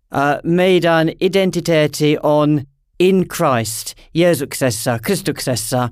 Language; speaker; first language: Finnish; non-native, learner; English